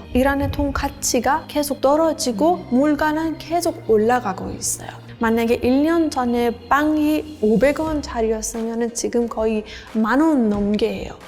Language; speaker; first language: Korean; non-native, fluent; Persian